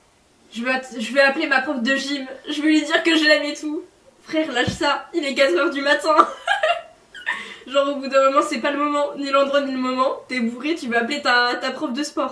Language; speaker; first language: French; native; French